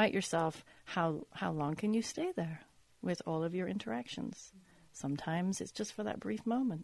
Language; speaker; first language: English; native; English